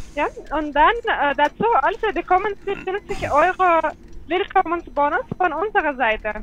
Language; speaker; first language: German; non-native, learner; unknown